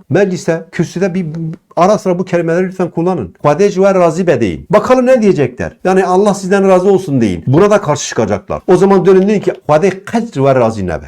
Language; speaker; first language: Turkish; non-native, local second language; Kurdish